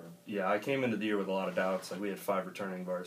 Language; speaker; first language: English; native; English